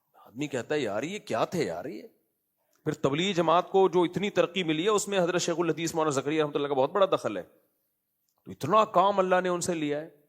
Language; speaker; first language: Urdu; native; Urdu